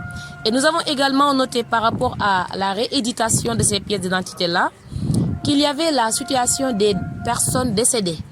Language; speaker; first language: French; non-native, local second language; Wolof